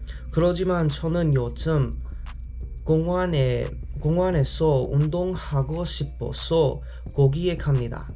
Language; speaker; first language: Korean; non-native, learner; English